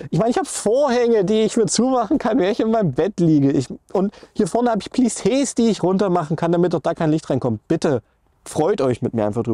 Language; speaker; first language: German; native; German